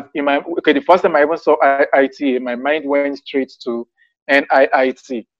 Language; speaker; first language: English; non-native, local second language; Yoruba